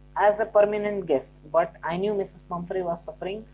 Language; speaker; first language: English; non-native, local second language; Kannada